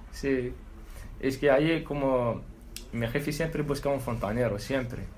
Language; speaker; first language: Spanish; non-native, learner; Arabic